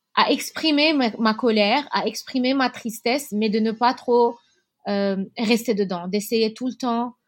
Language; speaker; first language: French; non-native, local second language; Arabic